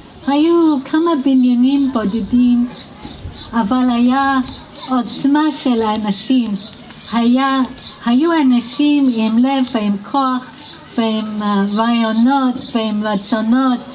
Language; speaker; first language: Hebrew; non-native, fluent; English